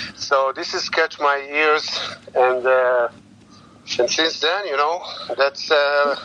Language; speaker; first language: English; non-native, learner; Hebrew